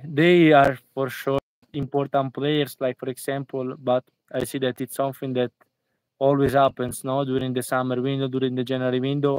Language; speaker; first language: English; non-native, fluent; Italian